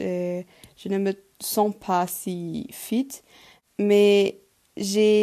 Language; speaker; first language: French; non-native, local second language; Luxembourgish